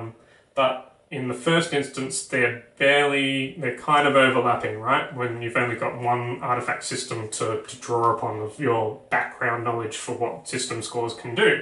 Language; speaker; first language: English; native; English